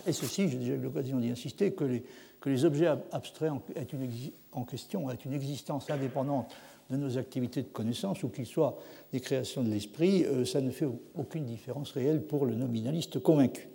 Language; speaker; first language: French; native; French